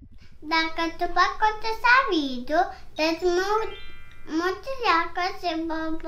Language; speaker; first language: Romanian; early bilingual, heritage; Romanian